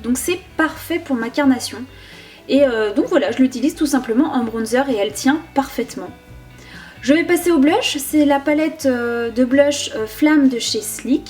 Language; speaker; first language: French; native; French